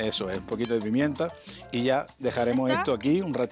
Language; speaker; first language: Spanish; native; Spanish